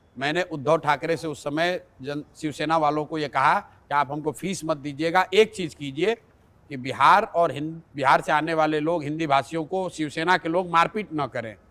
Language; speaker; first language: Hindi; native; Hindi